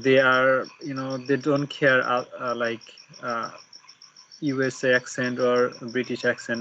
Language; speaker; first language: English; non-native, learner; Bangla